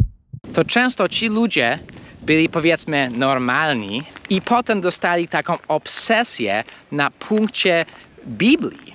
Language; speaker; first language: Polish; non-native, fluent; English